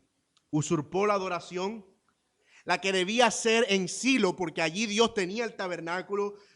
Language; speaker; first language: Spanish; native; Spanish